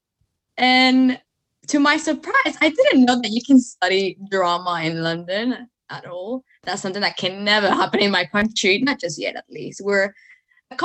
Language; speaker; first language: English; non-native, fluent; Spanish